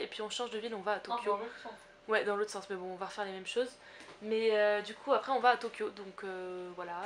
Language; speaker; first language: French; native; French